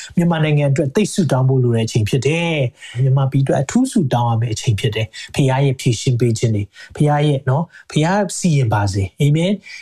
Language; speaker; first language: Burmese; non-native, local second language; Hakha Chin